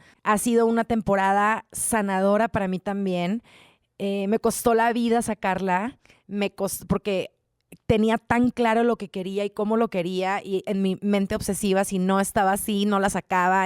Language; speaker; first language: Spanish; native; Spanish